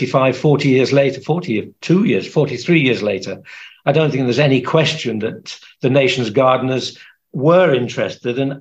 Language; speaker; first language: English; native; English